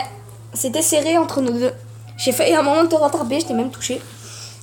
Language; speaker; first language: French; native; French